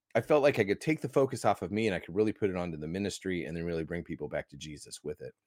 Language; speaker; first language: English; native; English